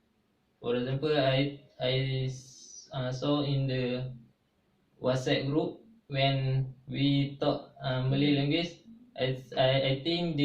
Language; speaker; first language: English; non-native, local second language; Malay